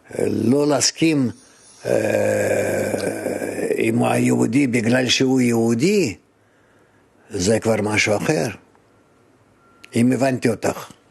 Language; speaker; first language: Hebrew; non-native, fluent; Russian